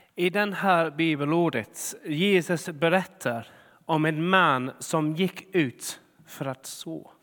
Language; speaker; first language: Swedish; non-native, fluent; English